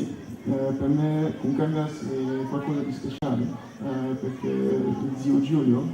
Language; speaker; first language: Italian; non-native, learner; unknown